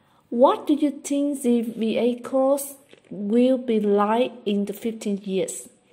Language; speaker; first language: English; non-native, fluent; Vietnamese